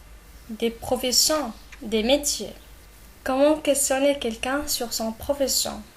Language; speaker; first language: French; non-native, local second language; Arabic